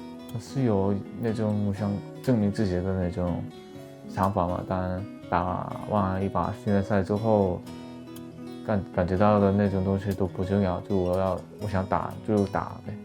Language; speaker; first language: Chinese; non-native, fluent; Korean